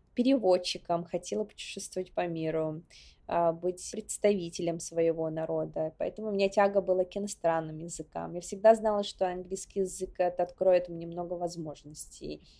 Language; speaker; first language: Russian; non-native, local second language; Yakut